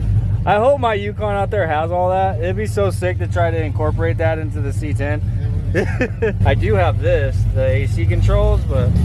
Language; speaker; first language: English; native; English